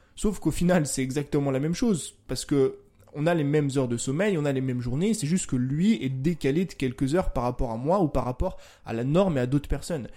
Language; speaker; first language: French; native; French